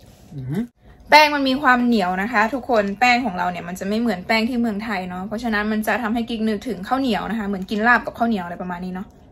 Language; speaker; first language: Thai; native; Thai